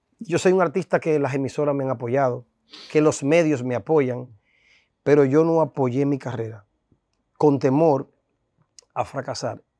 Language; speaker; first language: Spanish; native; Spanish